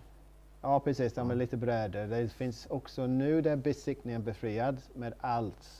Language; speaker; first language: Swedish; non-native, learner; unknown